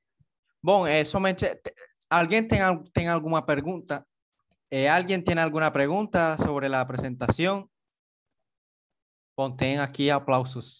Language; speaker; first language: Portuguese; non-native, learner; Spanish